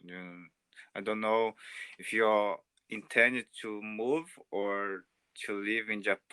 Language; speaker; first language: English; non-native, learner; Portuguese